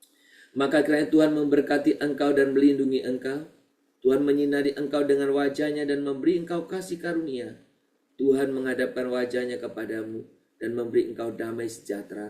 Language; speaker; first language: Indonesian; native; Indonesian